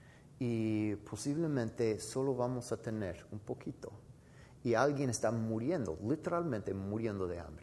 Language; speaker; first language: Spanish; non-native, fluent; English